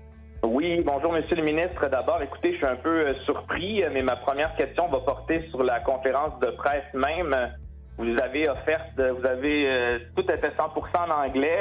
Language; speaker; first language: French; native; French